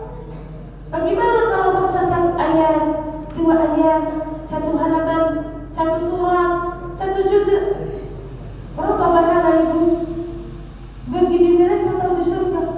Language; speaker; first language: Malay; non-native, learner; Arabic